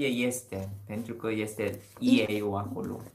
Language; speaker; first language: Romanian; non-native, fluent; Korean